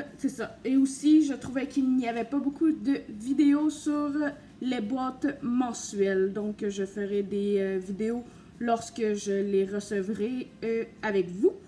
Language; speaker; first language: French; native; French